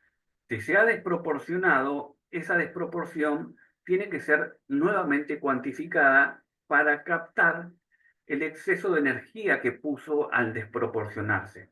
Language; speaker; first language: Spanish; native; Spanish